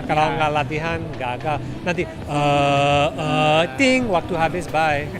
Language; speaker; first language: Indonesian; non-native, fluent; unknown